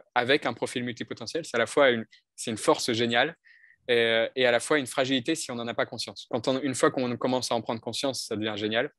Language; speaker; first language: French; native; French